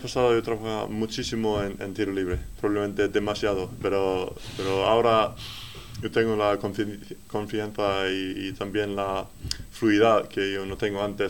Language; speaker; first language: Spanish; non-native, learner; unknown